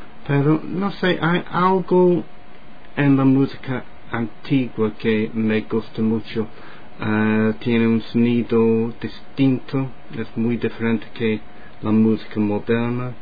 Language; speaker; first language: Spanish; non-native, fluent; English